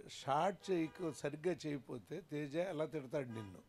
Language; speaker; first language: Telugu; native; Telugu